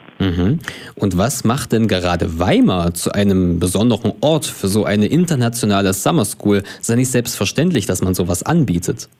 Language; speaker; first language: German; native; German